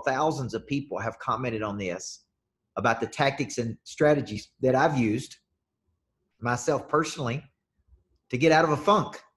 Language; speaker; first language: English; native; English